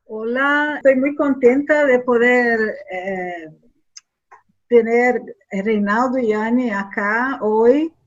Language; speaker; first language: Spanish; non-native, fluent; Portuguese